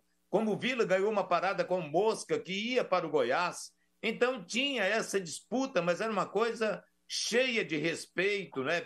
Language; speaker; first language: Portuguese; native; Portuguese